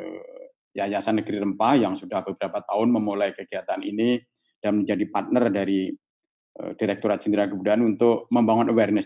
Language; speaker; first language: Indonesian; native; Indonesian